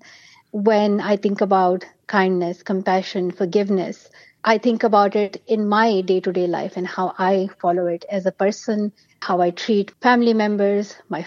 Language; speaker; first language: English; non-native, local second language; Pashto